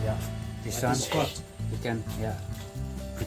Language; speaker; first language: English; non-native, fluent; Indonesian